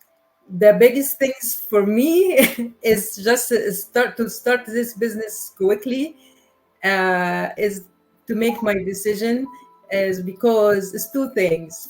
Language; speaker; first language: English; non-native, learner; Arabic